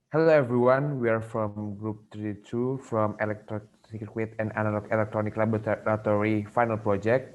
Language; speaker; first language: English; non-native, learner; Indonesian